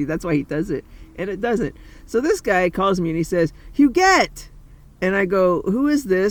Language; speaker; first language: English; native; English